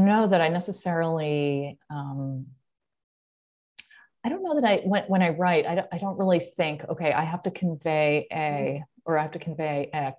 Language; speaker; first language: English; native; English